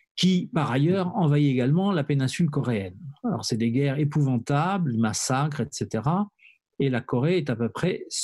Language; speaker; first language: French; native; French